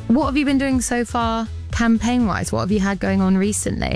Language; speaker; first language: English; native; English